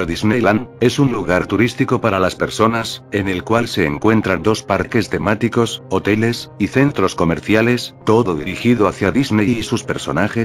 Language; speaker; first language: Spanish; native; Spanish